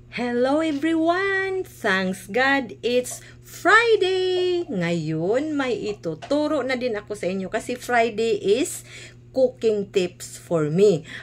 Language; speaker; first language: Filipino; non-native, local second language; Cebuano